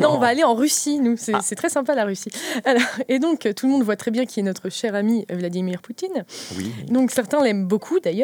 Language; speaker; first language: French; native; French